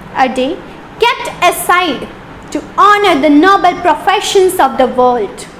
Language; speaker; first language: English; non-native, local second language; Hindi